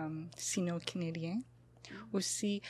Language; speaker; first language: French; non-native, fluent; English